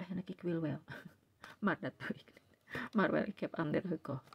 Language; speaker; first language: Dutch; non-native, learner; Indonesian